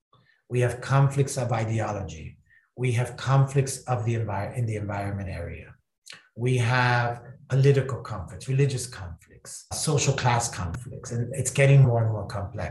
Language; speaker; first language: English; native; English